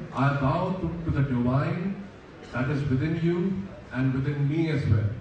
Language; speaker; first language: English; non-native, local second language; Hindi